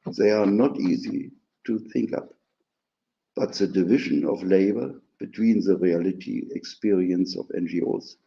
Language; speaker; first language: English; non-native, fluent; German